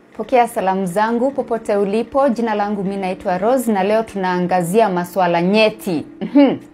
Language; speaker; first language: Swahili; native; Swahili